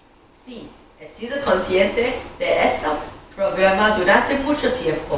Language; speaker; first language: Spanish; non-native, learner; English